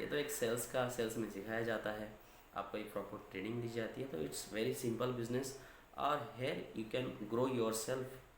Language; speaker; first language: Hindi; non-native, local second language; Marathi